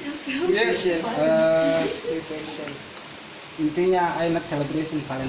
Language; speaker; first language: English; non-native, learner; Indonesian